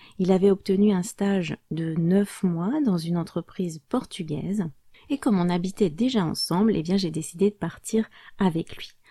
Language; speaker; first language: French; native; French